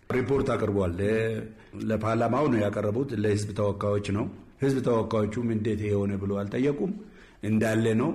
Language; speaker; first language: Amharic; non-native, local second language; Oromo